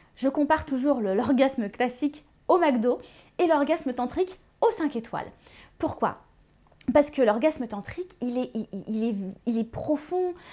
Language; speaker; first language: French; native; French